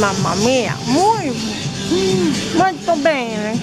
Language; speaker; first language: Italian; non-native, learner; French